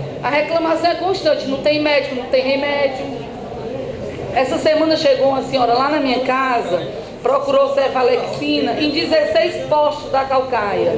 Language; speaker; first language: Portuguese; native; Portuguese